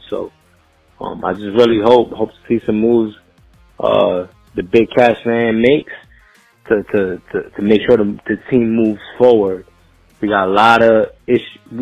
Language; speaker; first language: English; native; English